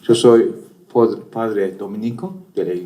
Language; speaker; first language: Spanish; non-native, fluent; Turkish